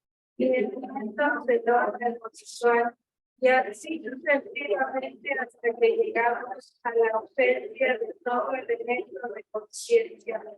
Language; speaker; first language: Spanish; native; Spanish